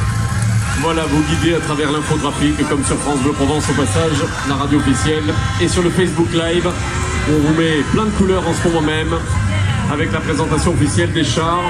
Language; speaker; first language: French; native; French